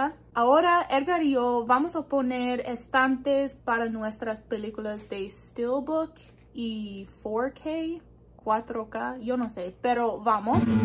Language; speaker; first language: Spanish; non-native, learner; English